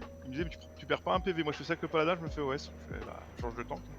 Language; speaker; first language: French; native; French